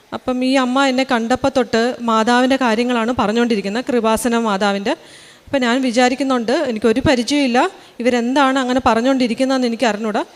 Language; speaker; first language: Malayalam; early bilingual, heritage; Malayalam